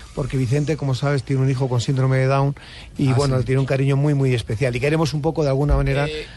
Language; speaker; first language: Spanish; native; Spanish